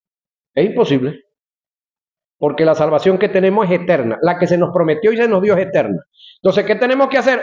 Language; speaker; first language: Spanish; native; Spanish